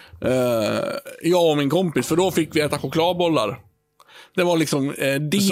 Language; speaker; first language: Swedish; native; Swedish